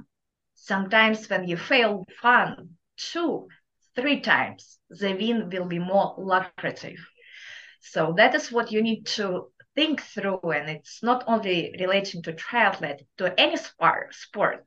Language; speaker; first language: English; non-native, fluent; Russian